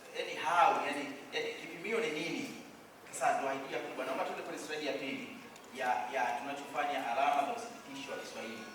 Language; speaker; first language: Swahili; native; Swahili